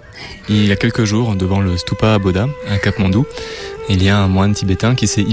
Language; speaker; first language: French; native; French